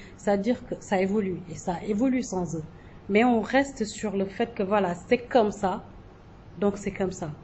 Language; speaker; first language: French; non-native, local second language; Jola-Fonyi